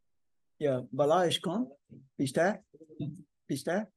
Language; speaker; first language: Persian; non-native, learner; German